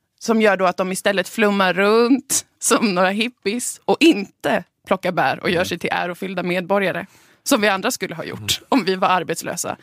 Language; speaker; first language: Swedish; native; Swedish